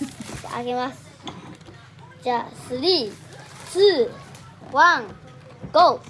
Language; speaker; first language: Japanese; early bilingual, other home language; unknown